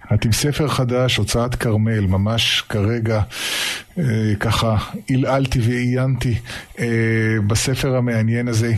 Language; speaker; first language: Hebrew; native; Hebrew